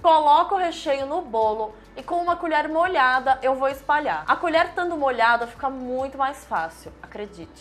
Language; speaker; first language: Portuguese; native; Portuguese